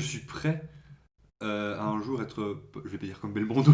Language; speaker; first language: French; native; French